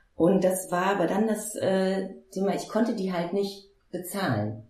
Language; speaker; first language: German; native; German